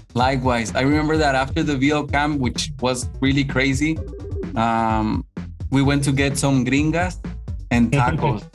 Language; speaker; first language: English; non-native, fluent; Spanish